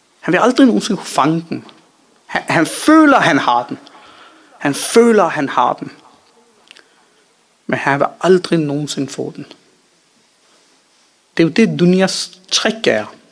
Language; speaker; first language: Danish; early bilingual, other home language; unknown